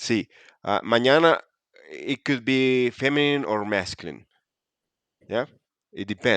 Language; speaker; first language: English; non-native, fluent; Spanish